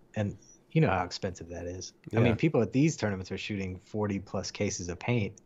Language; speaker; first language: English; native; English